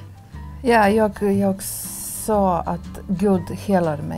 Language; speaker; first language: Swedish; non-native, learner; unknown